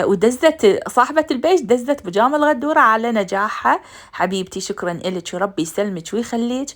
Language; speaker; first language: Arabic; native; Arabic